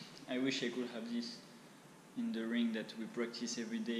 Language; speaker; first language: English; non-native, fluent; French